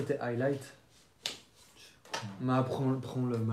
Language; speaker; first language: French; native; French